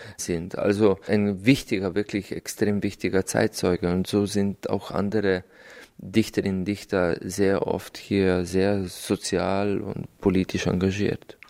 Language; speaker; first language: German; non-native, fluent; Slovenian